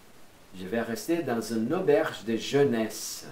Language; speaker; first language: French; non-native, fluent; Portuguese